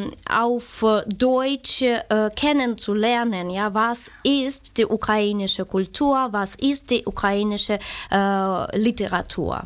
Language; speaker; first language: German; non-native, fluent; Ukrainian